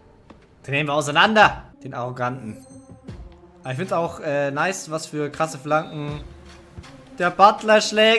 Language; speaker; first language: German; native; German